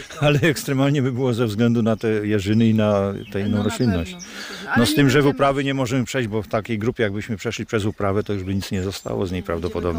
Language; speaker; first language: Polish; native; Polish